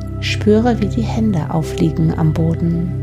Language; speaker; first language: German; native; German